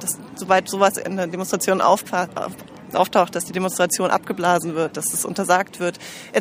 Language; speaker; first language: German; native; German